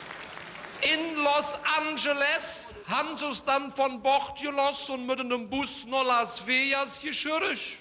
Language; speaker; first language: German; native; German